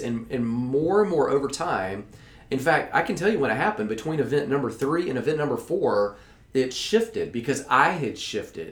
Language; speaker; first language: English; native; English